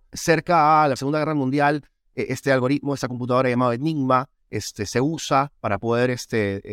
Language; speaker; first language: Spanish; native; Spanish